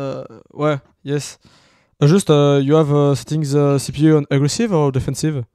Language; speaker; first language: English; non-native, learner; French